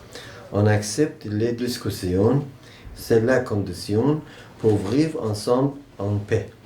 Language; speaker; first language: French; non-native, learner; Urdu